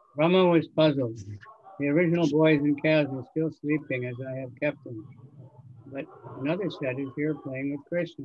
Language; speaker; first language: English; native; English